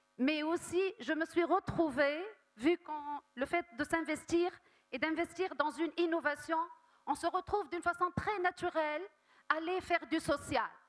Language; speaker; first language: French; non-native, local second language; Arabic